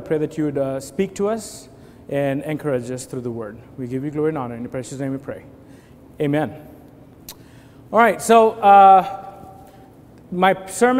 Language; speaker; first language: English; non-native, local second language; Telugu